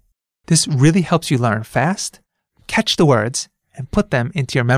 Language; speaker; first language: English; native; English